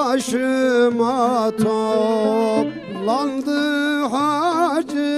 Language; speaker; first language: Turkish; native; Turkish